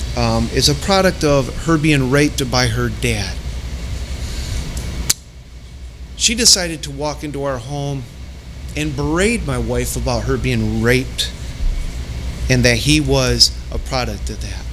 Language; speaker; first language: English; native; English